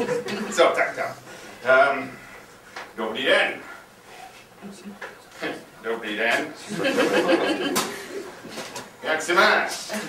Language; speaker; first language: Czech; non-native, learner; English